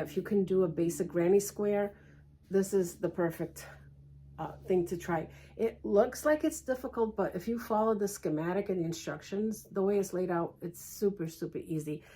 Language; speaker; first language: English; early bilingual, other home language; Portuguese